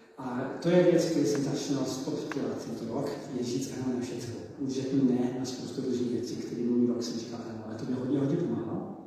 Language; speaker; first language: Czech; non-native, learner; English